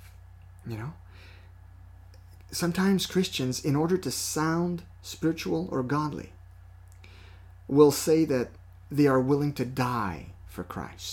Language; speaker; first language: English; non-native, fluent; French